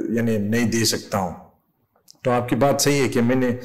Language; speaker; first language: Urdu; non-native, learner; English